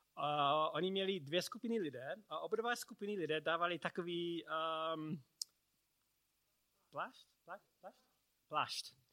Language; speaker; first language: Czech; non-native, learner; English